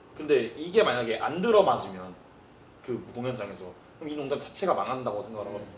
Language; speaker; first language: Korean; early bilingual, heritage; Korean